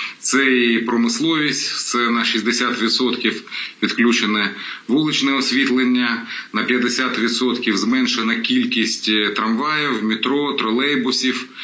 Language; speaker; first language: Ukrainian; non-native, local second language; Russian